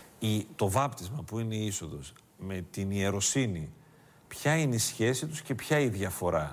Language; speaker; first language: Greek; native; Greek